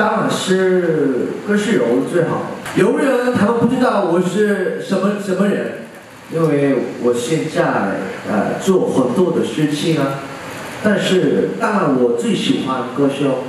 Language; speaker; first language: Chinese; non-native, learner; Korean